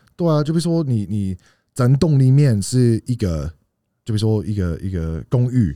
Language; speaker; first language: Chinese; non-native, fluent; English